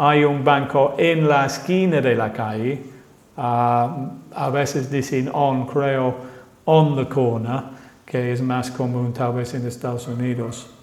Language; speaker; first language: Spanish; non-native, fluent; English